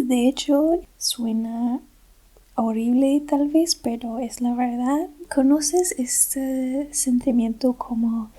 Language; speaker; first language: Spanish; non-native, fluent; English